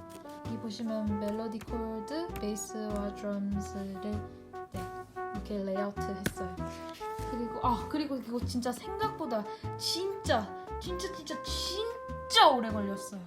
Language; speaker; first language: Korean; early bilingual, heritage; Korean